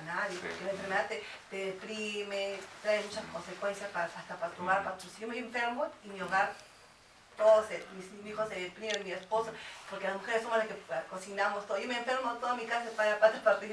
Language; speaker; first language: Spanish; native; Spanish